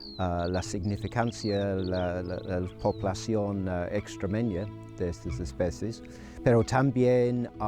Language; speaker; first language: Spanish; non-native, fluent; English